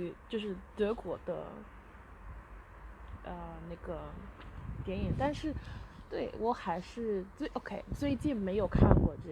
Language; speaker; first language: Chinese; early bilingual, heritage; Chinese